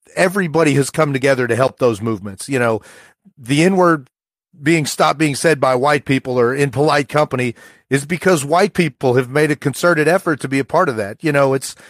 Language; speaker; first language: English; native; English